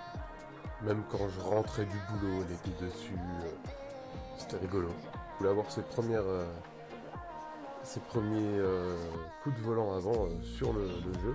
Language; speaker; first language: French; native; French